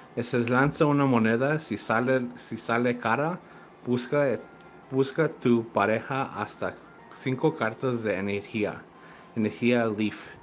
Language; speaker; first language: Spanish; non-native, learner; English